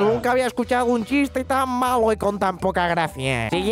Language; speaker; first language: Spanish; native; Spanish